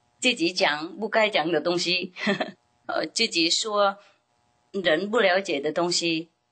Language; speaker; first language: Chinese; non-native, fluent; Vietnamese